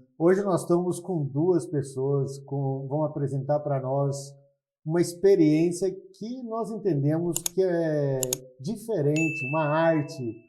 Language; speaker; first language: Portuguese; native; Portuguese